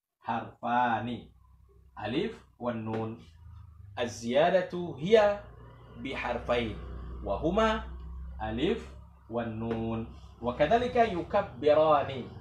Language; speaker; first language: Arabic; non-native, fluent; Indonesian